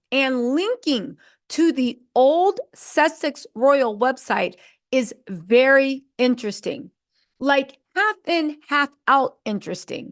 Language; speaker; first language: English; native; English